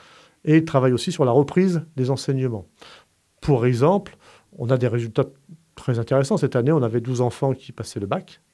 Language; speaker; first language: French; native; French